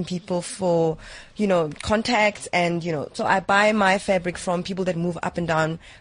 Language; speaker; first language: English; non-native, local second language; Zulu